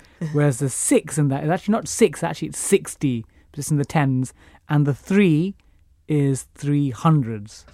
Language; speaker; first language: English; native; English